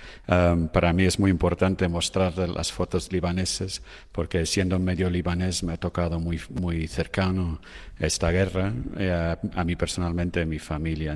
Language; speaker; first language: Spanish; non-native, fluent; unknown